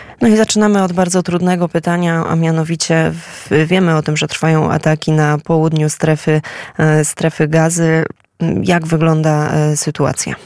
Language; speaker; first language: Polish; native; Polish